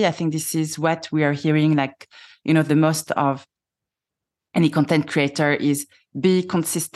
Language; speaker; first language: English; non-native, fluent; French